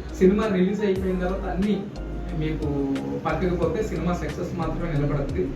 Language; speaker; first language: Telugu; native; Telugu